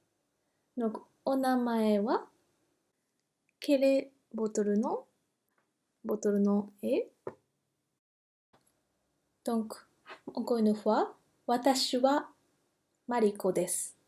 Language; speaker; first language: French; non-native, fluent; Japanese